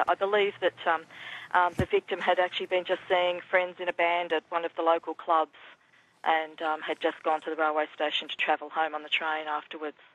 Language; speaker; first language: English; native; English